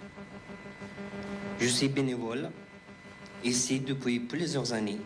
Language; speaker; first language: French; non-native, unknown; Persian